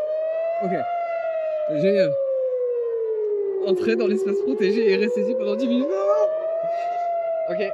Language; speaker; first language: French; native; French